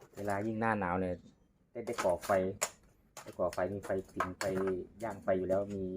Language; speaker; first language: Thai; non-native, local second language; Northeastern Thai